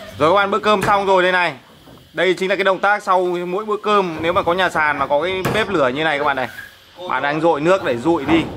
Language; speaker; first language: Vietnamese; non-native, local second language; Hmong